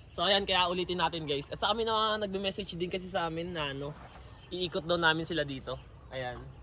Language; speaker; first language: Filipino; native; Filipino